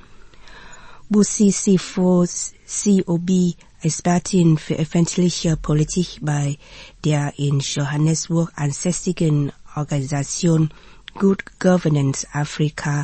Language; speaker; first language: German; non-native, fluent; Vietnamese